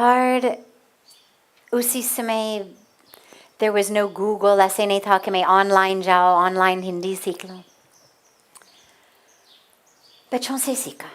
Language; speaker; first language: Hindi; non-native, fluent; English